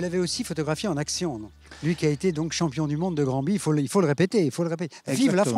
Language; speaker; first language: French; native; French